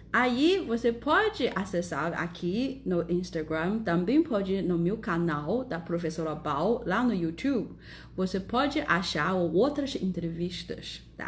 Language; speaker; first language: Portuguese; non-native, fluent; Chinese